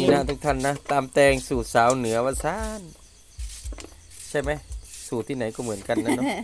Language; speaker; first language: Thai; native; Thai